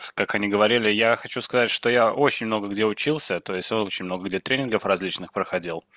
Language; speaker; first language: Russian; non-native, local second language; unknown